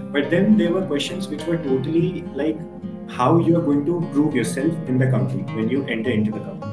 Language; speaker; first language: English; non-native, local second language; Hindi